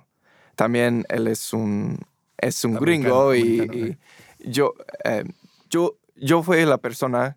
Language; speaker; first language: Spanish; non-native, fluent; English